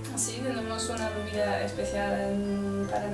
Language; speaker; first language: Spanish; non-native, fluent; Polish